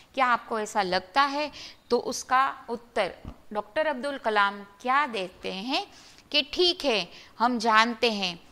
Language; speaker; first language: Hindi; non-native, local second language; Gujarati